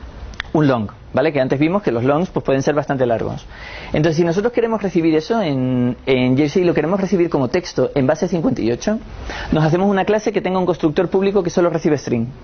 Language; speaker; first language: Spanish; native; Spanish